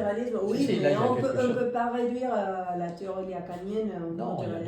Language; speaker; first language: French; non-native, fluent; Spanish